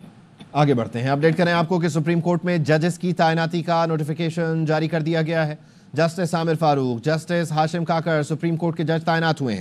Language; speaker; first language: Urdu; native; Urdu